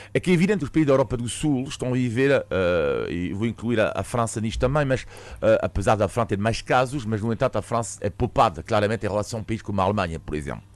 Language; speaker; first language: Portuguese; non-native, fluent; French